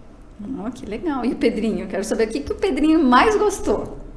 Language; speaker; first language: Portuguese; native; Portuguese